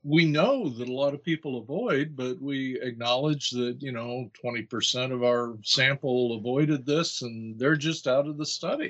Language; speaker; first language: English; native; English